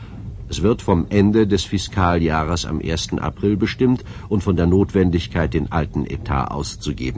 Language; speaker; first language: German; native; German